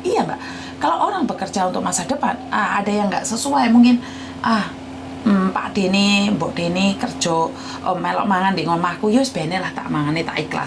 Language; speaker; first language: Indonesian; non-native, local second language; Javanese